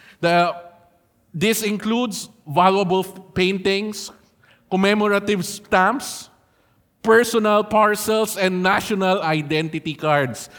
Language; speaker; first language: English; non-native, local second language; Filipino